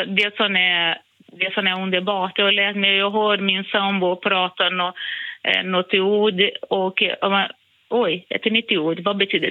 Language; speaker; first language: Swedish; non-native, fluent; Portuguese